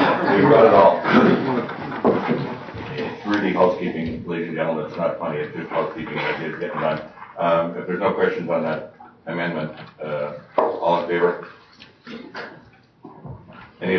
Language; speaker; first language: English; native; English